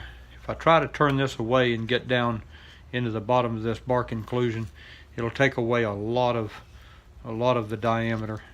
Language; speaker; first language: English; native; English